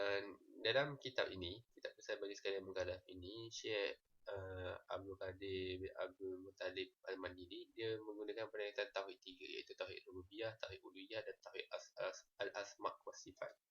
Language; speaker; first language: Malay; native; Malay